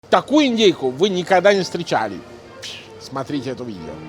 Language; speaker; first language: Russian; non-native, fluent; Italian